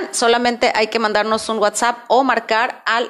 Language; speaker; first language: Spanish; native; Spanish